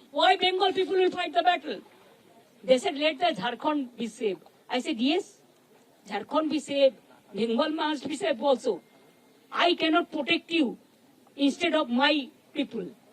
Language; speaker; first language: English; non-native, local second language; Bangla